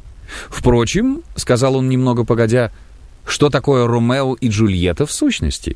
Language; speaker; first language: Russian; native; Russian